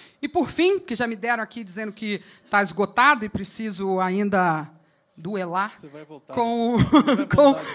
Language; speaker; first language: Portuguese; native; Portuguese